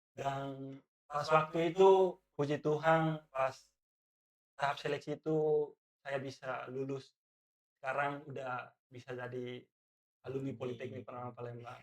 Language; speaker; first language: Indonesian; non-native, fluent; Tetum